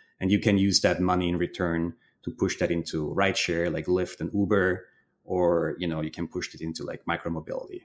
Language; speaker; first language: English; non-native, fluent; German